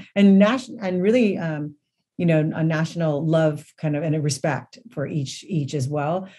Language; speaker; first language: English; native; English